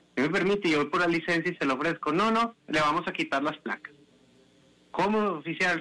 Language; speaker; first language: Spanish; native; Spanish